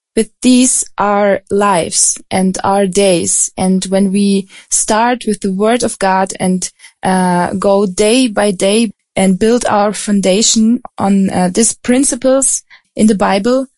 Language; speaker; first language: English; non-native, fluent; Russian